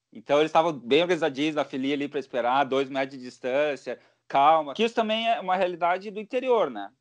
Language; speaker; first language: Portuguese; native; Portuguese